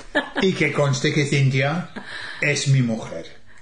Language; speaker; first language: Spanish; non-native, fluent; English